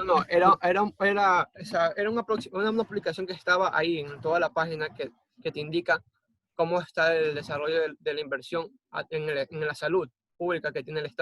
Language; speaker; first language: Spanish; native; Spanish